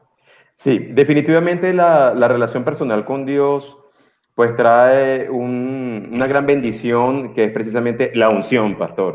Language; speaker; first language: Spanish; native; Spanish